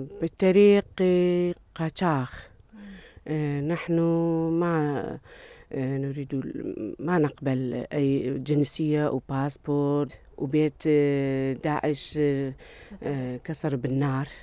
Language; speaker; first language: Arabic; non-native, local second language; Kurdish